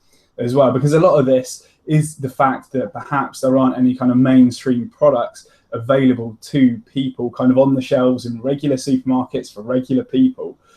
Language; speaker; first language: English; native; English